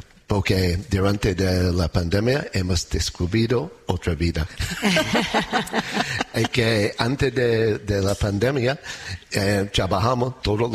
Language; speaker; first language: Spanish; non-native, learner; English